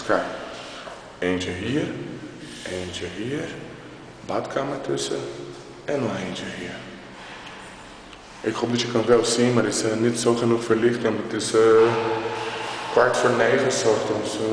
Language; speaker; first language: Dutch; non-native, fluent; Portuguese